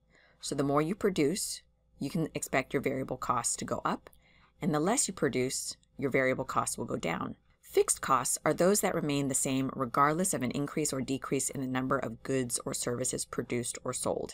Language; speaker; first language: English; native; English